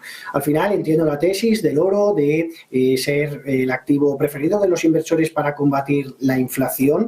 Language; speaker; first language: Spanish; native; Spanish